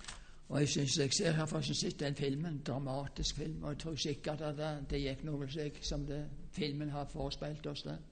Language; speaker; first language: Norwegian; native; Norwegian